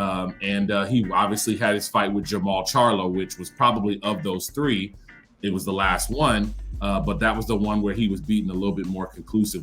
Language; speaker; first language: English; native; English